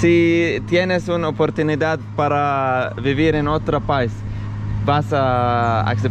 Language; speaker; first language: Spanish; non-native, learner; Arabic